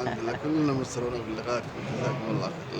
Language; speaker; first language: Arabic; non-native, local second language; Somali